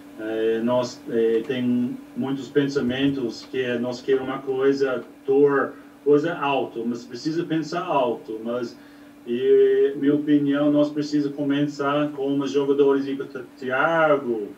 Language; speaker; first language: Portuguese; non-native, learner; English